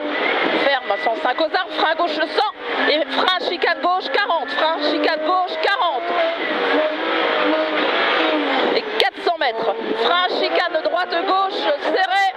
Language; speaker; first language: French; native; French